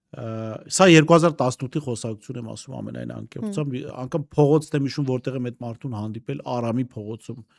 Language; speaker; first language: Armenian; native; Armenian